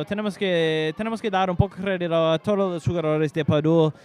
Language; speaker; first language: Spanish; non-native, learner; English